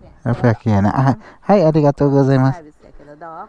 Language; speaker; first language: Japanese; non-native, learner; English